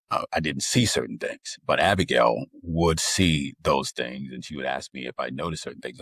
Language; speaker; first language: English; native; English